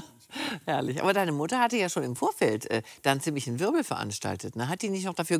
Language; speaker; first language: German; native; German